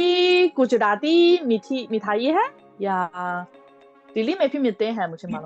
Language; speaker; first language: Hindi; non-native, fluent; Chinese